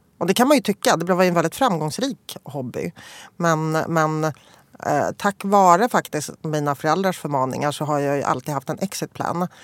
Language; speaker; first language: Swedish; early bilingual, other home language; Polish